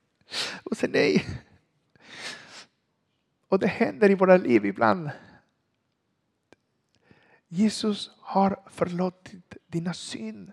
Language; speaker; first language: Swedish; non-native, learner; Spanish